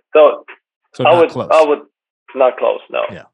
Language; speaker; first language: English; non-native, fluent; Swedish